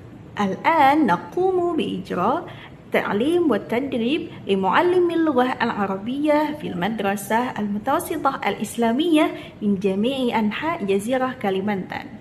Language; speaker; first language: Arabic; non-native, fluent; Indonesian